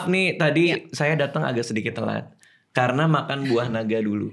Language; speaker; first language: Indonesian; native; Indonesian